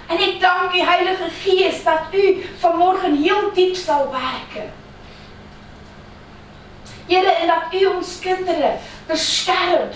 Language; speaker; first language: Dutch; non-native, fluent; Afrikaans